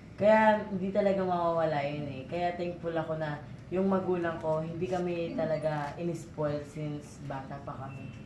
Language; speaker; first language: Filipino; native; Filipino